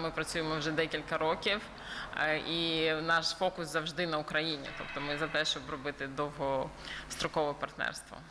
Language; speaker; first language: Ukrainian; early bilingual, heritage; Ukrainian